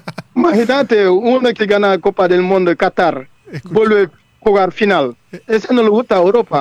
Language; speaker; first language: Spanish; non-native, learner; Wolof